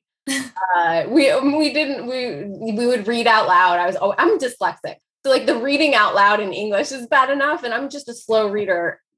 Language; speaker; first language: English; native; English